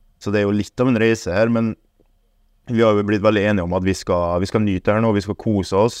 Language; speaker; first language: Norwegian; early bilingual, other home language; German